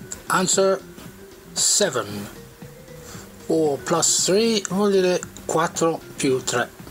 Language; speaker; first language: Italian; non-native, fluent; English